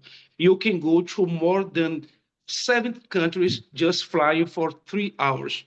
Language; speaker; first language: English; non-native, fluent; Portuguese